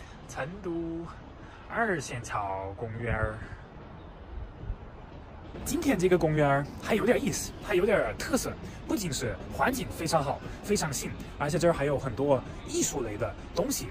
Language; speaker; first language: Chinese; non-native, fluent; German